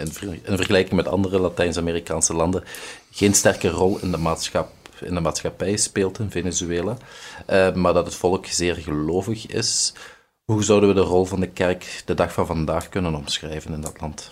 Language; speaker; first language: Dutch; native; Dutch